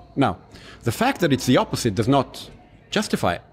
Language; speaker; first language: English; non-native, fluent; Hebrew